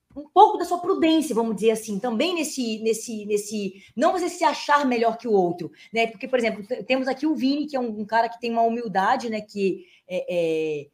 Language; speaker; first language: Portuguese; native; Portuguese